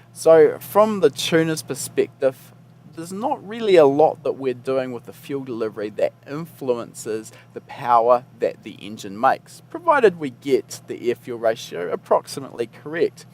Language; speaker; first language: English; native; English